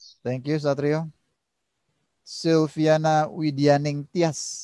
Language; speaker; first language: English; non-native, learner; Indonesian